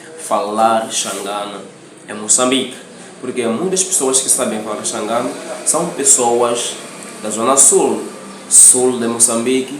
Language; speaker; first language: Portuguese; non-native, local second language; Tsonga